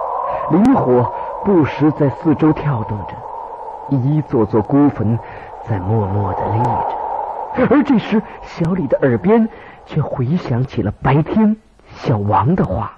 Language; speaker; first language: Chinese; native; Chinese